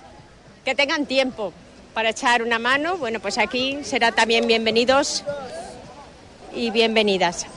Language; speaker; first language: Spanish; native; Spanish